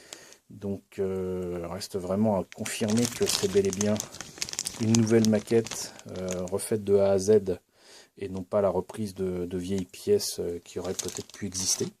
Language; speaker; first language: French; native; French